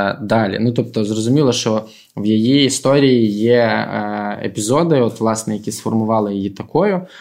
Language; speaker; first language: Ukrainian; non-native, local second language; Russian